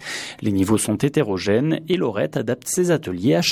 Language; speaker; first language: French; native; French